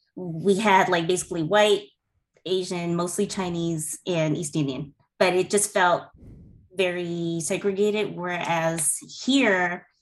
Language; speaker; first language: English; native; English